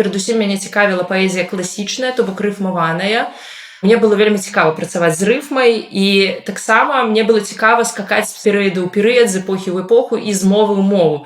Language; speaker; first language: Belarusian; non-native, local second language; Russian